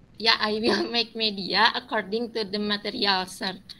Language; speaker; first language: English; non-native, learner; Indonesian